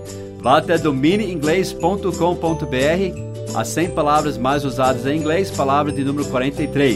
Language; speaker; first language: Portuguese; non-native, fluent; English